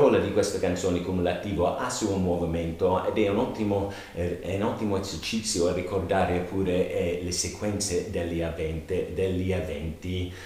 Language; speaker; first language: Italian; non-native, fluent; English